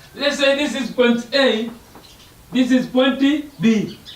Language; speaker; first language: English; non-native, local second language; Swahili